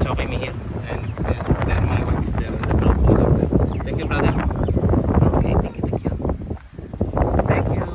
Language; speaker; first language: English; non-native, local second language; Filipino